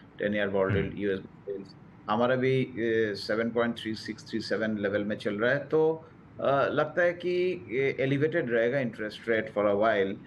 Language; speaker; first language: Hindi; non-native, local second language; Bangla